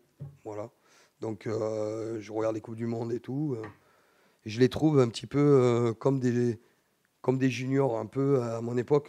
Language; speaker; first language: French; native; French